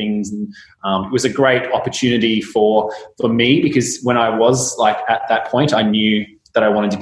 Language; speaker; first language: English; native; English